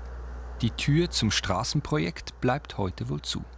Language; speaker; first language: German; native; German